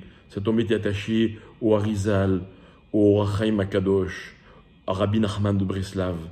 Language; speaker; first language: French; native; French